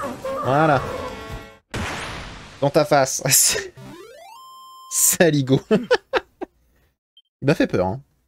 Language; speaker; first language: French; native; French